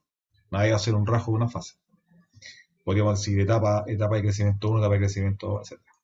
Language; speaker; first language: Spanish; native; Spanish